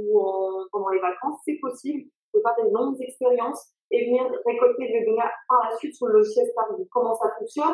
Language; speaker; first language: French; native; French